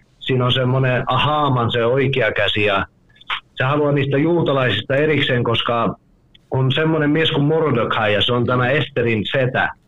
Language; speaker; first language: Finnish; native; Finnish